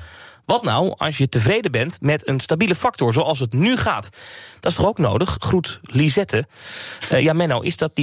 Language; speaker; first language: Dutch; native; Dutch